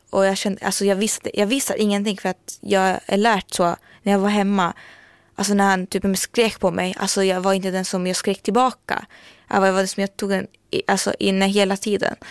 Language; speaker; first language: Swedish; non-native, learner; Albanian